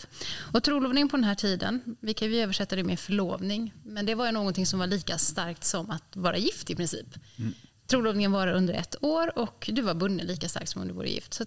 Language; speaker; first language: Swedish; native; Swedish